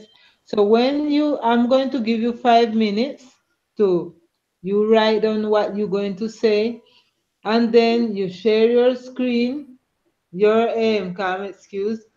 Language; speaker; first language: English; non-native, learner; Spanish